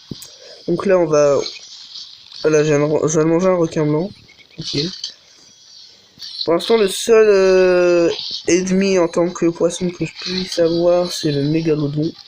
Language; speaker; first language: French; native; French